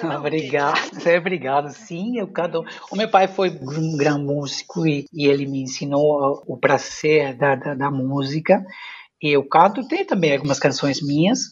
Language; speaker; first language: Portuguese; non-native, fluent; Spanish